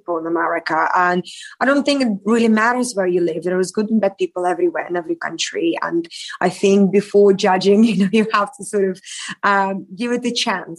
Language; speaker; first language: English; non-native, fluent; Russian